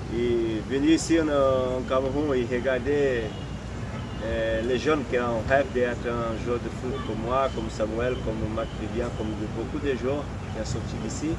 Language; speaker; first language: French; non-native, fluent; Portuguese